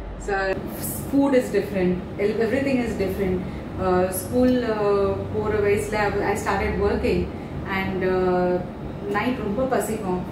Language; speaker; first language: Tamil; non-native, local second language; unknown